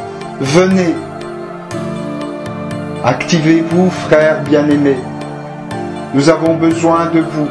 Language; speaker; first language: French; native; French